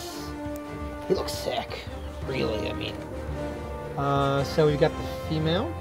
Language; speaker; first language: English; native; English